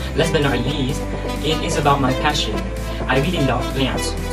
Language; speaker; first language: English; non-native, local second language; Malay